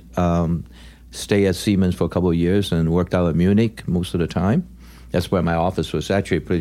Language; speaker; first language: English; non-native, local second language; Cantonese